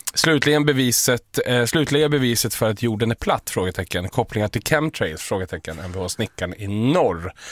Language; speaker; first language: Swedish; native; Swedish